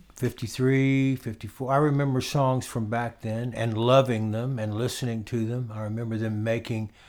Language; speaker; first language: English; native; English